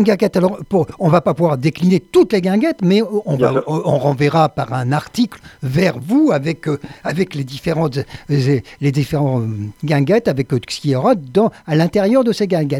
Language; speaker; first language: French; native; French